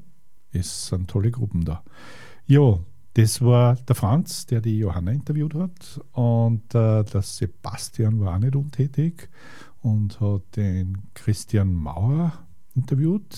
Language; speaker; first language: German; native; German